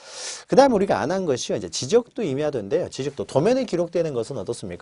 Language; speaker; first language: Korean; native; Korean